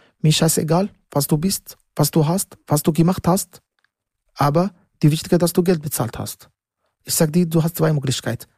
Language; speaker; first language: German; non-native, learner; Arabic